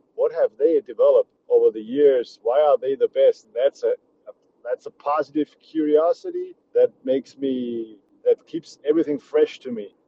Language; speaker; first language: English; early bilingual, other home language; Czech